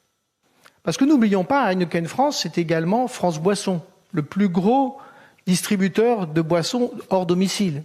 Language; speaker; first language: French; native; French